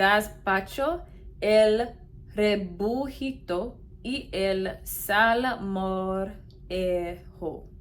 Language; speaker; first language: Spanish; non-native, learner; English